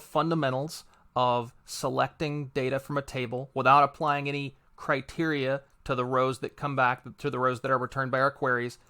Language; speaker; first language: English; native; English